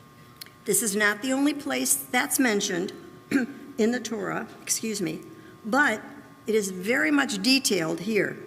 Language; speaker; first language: English; native; English